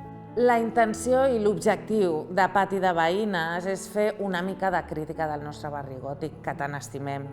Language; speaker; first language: Catalan; native; Catalan